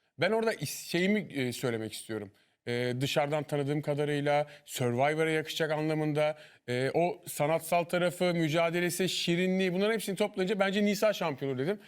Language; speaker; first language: Turkish; native; Turkish